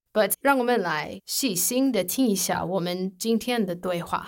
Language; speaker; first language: Chinese; non-native, learner; English